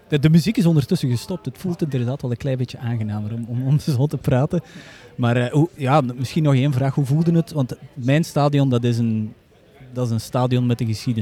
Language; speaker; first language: Dutch; native; Dutch